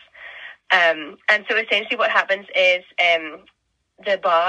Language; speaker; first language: English; native; English